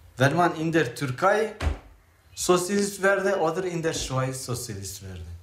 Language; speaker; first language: German; non-native, learner; Kurdish